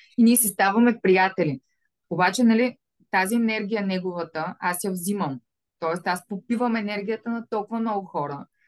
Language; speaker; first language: Bulgarian; native; Bulgarian